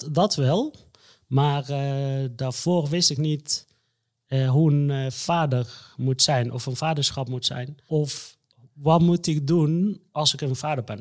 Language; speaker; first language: Dutch; non-native, fluent; Arabic